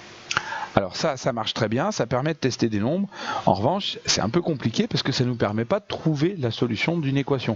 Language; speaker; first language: French; native; French